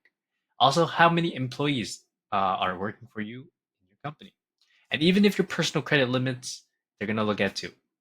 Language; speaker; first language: English; native; English